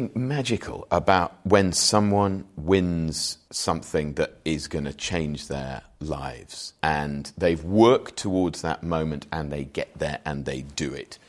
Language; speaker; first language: English; native; English